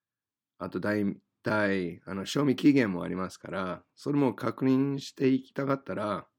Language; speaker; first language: Japanese; non-native, fluent; English